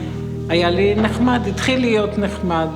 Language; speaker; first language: Hebrew; early bilingual, other home language; Romany